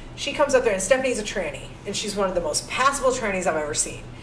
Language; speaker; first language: English; native; English